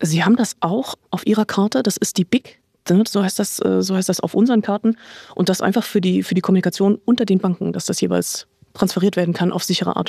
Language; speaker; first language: German; native; German